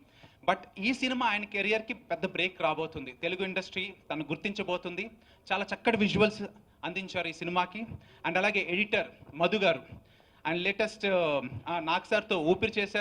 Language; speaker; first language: Telugu; native; Telugu